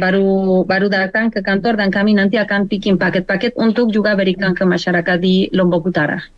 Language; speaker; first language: Indonesian; non-native, learner; Spanish